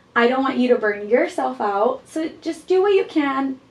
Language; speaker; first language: English; early bilingual, heritage; Spanish